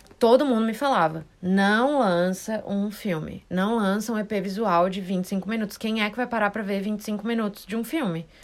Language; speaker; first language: Portuguese; native; Portuguese